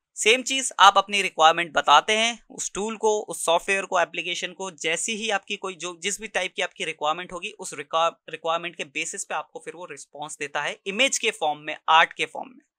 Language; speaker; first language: Hindi; native; Hindi